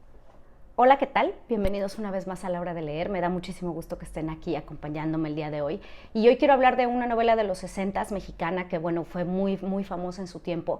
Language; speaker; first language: Spanish; native; Spanish